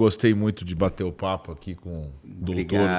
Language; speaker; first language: Portuguese; native; Portuguese